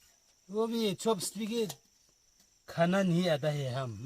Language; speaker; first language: Hindi; non-native, local second language; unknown